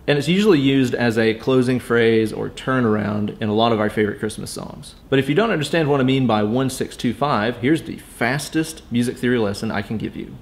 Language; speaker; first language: English; native; English